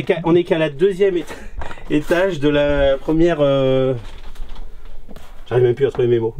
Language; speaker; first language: French; native; French